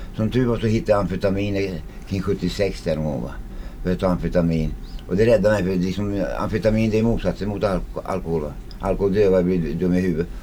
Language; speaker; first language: Swedish; early bilingual, other home language; Finnish